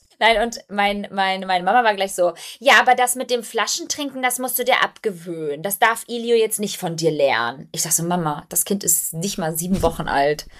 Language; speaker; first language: German; early bilingual, other home language; Albanian